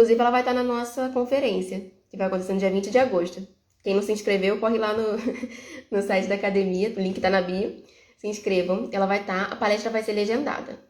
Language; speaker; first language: Portuguese; native; Portuguese